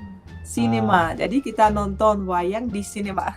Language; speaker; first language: Indonesian; non-native, fluent; Russian